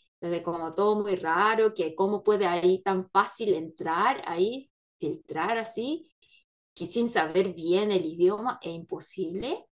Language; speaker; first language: Spanish; non-native, fluent; Korean